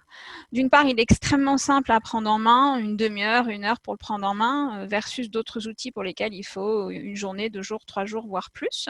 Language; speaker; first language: French; native; French